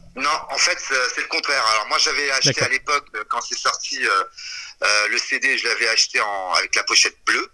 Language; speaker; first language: French; native; French